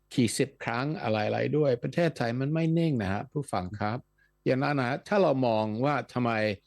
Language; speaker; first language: Thai; non-native, fluent; Dutch